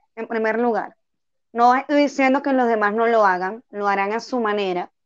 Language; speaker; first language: Spanish; native; Spanish